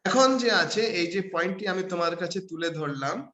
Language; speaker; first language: Bangla; non-native, local second language; Hindi